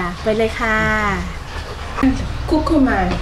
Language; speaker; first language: German; non-native, learner; Thai